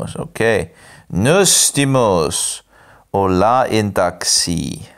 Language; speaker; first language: Greek; non-native, learner; English